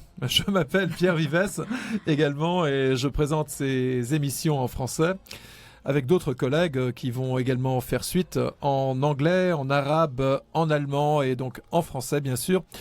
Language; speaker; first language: French; native; French